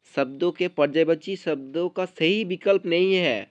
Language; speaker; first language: Hindi; non-native, local second language; Bangla